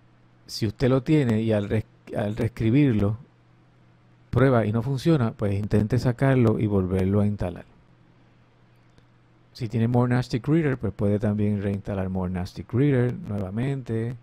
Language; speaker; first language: Spanish; native; Spanish